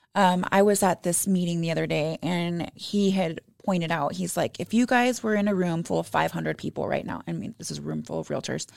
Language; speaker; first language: English; native; English